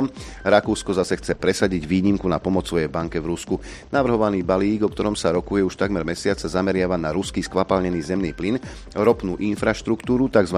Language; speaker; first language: Slovak; native; Slovak